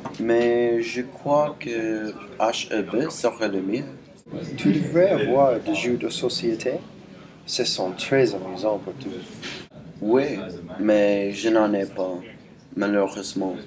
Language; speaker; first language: French; non-native, learner; English